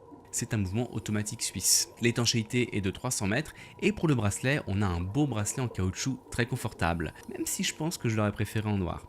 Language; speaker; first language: French; native; French